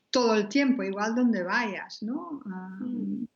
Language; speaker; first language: Spanish; non-native, fluent; Dutch